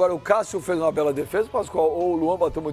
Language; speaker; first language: Portuguese; native; Portuguese